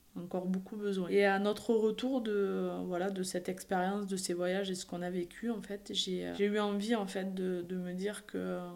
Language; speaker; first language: French; native; French